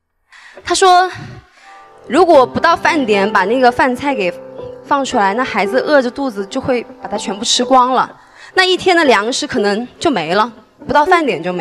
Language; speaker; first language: Chinese; native; Chinese